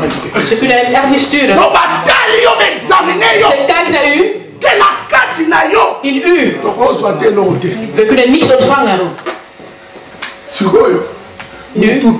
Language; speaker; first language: Dutch; non-native, learner; Lingala